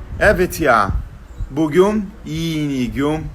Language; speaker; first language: Turkish; non-native, learner; Portuguese